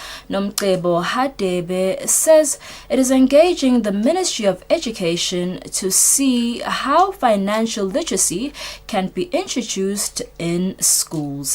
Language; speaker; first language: English; non-native, local second language; Swati